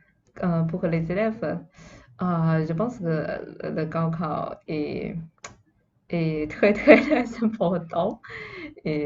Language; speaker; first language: French; non-native, fluent; Chinese